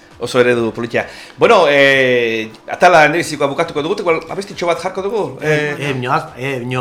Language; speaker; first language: Basque; native; Basque